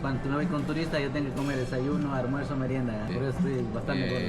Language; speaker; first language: Spanish; non-native, local second language; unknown